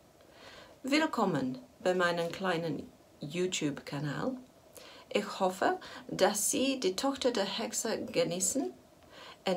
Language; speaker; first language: German; non-native, learner; English